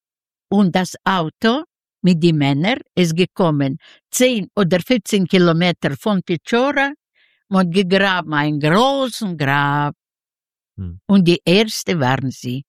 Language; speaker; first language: German; non-native, learner; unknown